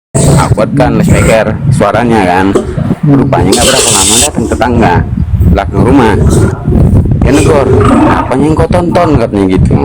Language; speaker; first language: Indonesian; native; Indonesian